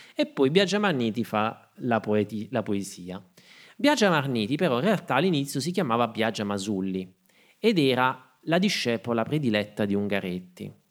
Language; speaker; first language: Italian; native; Italian